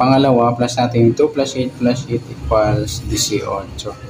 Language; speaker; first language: Filipino; native; Filipino